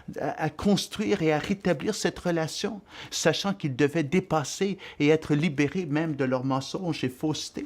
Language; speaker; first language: French; native; French